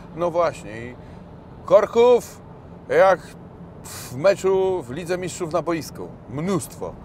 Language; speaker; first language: Polish; native; Polish